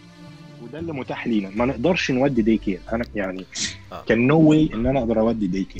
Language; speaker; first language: Arabic; native; Arabic